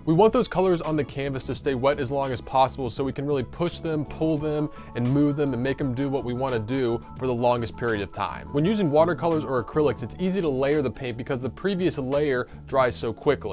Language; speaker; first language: English; native; English